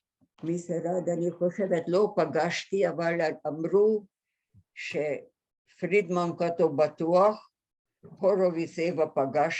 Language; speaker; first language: Hebrew; non-native, fluent; Hungarian